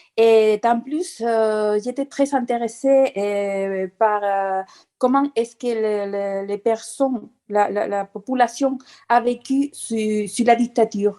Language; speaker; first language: French; non-native, fluent; Spanish